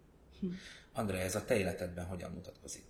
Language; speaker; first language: Hungarian; native; Hungarian